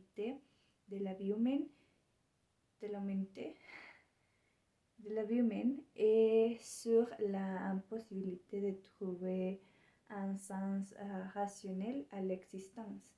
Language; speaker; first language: French; non-native, learner; Spanish